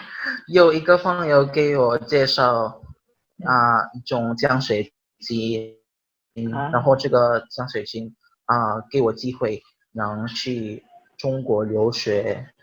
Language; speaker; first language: Chinese; non-native, learner; Filipino